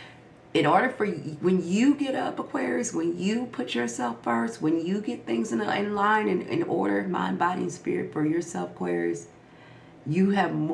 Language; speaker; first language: English; native; English